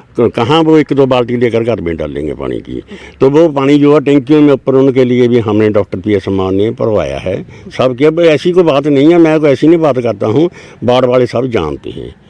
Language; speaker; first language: Hindi; non-native, local second language; Punjabi